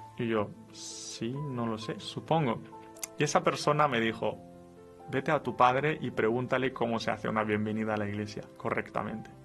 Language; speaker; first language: Spanish; non-native, fluent; Romanian